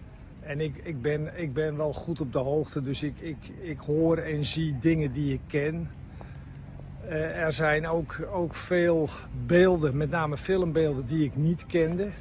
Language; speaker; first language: Dutch; native; Dutch